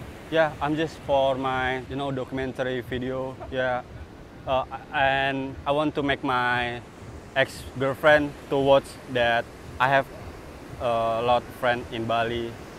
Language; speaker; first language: English; non-native, learner; Indonesian